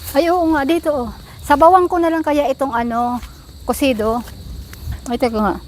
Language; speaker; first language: Filipino; non-native, local second language; Bikol